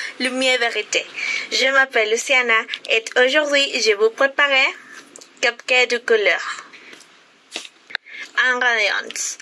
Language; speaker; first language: French; non-native, learner; Spanish